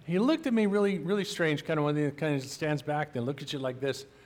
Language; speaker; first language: English; native; English